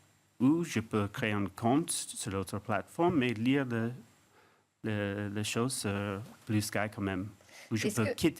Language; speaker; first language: French; non-native, fluent; English